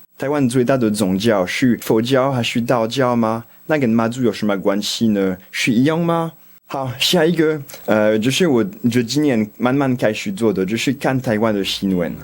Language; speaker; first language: Chinese; non-native, fluent; French